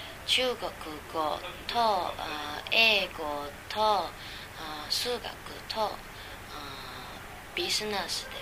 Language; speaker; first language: Japanese; non-native, learner; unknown